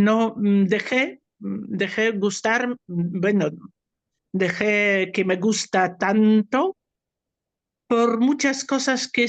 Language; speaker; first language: Spanish; non-native, fluent; Polish